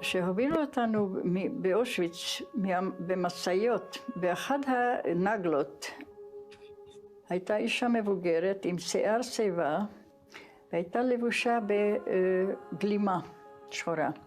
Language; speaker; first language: Hebrew; non-native, fluent; Czech